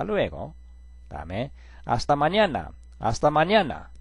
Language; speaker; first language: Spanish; non-native, fluent; Korean